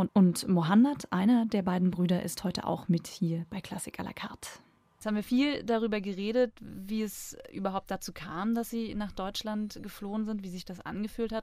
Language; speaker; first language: German; native; German